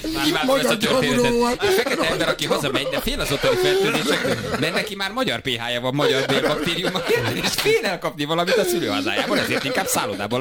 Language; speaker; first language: Hungarian; native; Hungarian